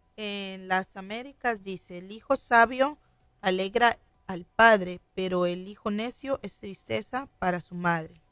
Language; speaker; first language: Spanish; native; Spanish